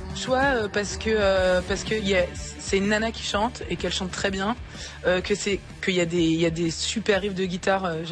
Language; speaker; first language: French; native; French